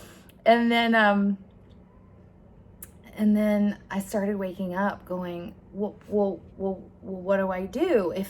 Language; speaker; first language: English; native; English